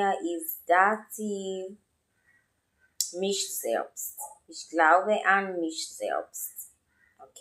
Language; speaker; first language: German; non-native, learner; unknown